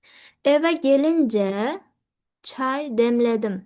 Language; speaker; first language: Turkish; non-native, fluent; Uzbek